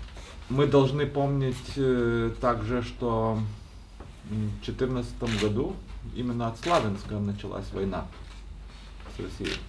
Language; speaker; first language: Russian; non-native, fluent; Lithuanian